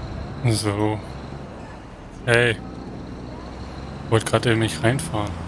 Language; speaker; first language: German; native; German